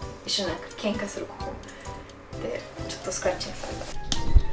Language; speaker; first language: Japanese; non-native, fluent; English